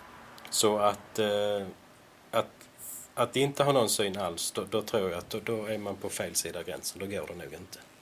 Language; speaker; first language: Swedish; native; Swedish